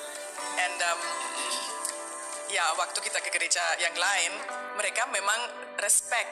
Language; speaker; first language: Indonesian; non-native, fluent; German